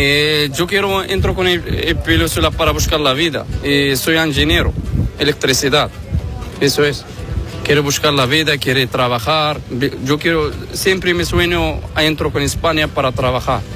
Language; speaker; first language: Spanish; non-native, learner; Arabic